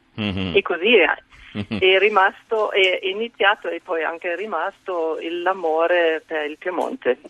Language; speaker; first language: Italian; non-native, fluent; German